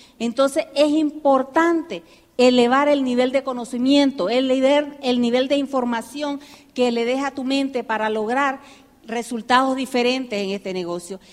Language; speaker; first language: Spanish; early bilingual, heritage; Spanish